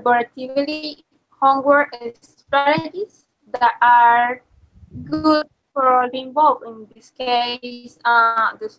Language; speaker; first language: English; non-native, learner; Spanish